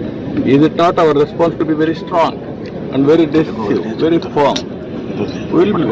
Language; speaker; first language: English; non-native, local second language; Telugu